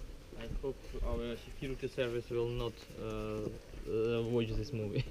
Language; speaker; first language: English; non-native, learner; Ukrainian